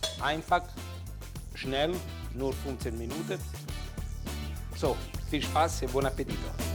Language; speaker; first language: German; non-native, learner; Italian